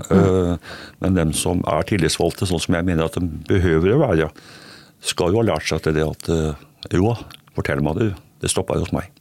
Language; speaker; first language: Norwegian; native; Norwegian